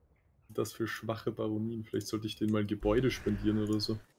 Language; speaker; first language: German; native; German